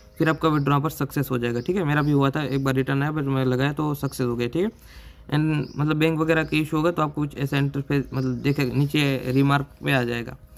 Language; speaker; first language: Hindi; native; Hindi